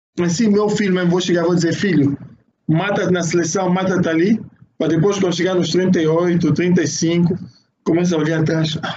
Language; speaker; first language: Portuguese; native; Portuguese